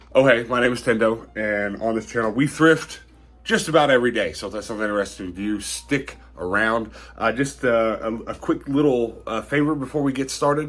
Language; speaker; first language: English; native; English